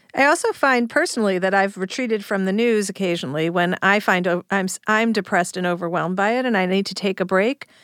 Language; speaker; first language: English; native; English